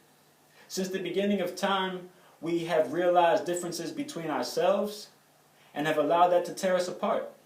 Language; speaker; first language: English; native; English